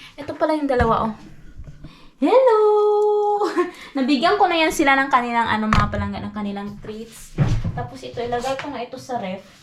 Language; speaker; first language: Filipino; non-native, local second language; Cebuano